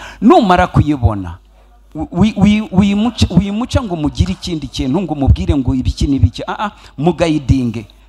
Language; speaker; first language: Kinyarwanda; early bilingual, heritage; Kinyarwanda